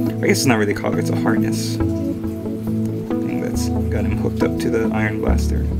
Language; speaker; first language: English; native; English